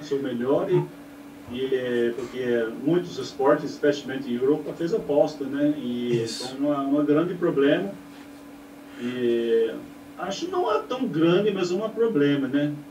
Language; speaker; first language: Portuguese; non-native, learner; English